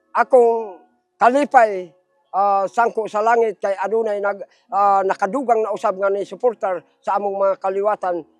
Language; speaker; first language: Cebuano; non-native, local second language; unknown